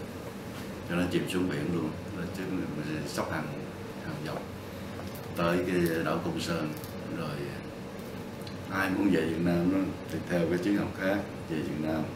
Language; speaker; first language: Vietnamese; non-native, local second language; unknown